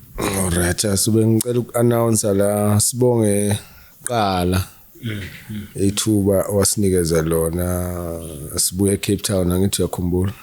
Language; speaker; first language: Zulu; native; Zulu